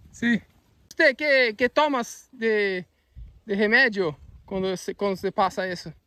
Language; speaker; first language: Spanish; non-native, learner; Portuguese